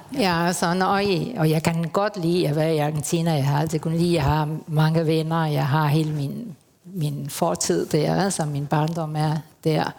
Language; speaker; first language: Danish; early bilingual, heritage; Spanish